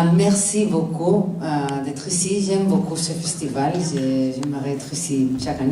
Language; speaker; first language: French; non-native, fluent; Spanish